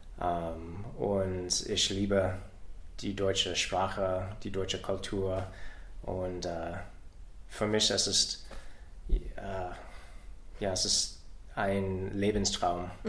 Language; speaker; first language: German; non-native, learner; English